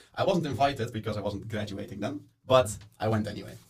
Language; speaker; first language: English; non-native, fluent; Dutch